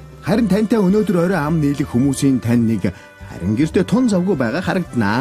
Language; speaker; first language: Mongolian; native; Mongolian